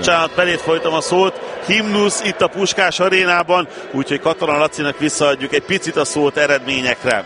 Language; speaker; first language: Hungarian; native; Hungarian